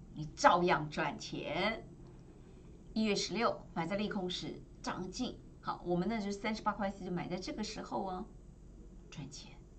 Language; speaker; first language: Chinese; native; Chinese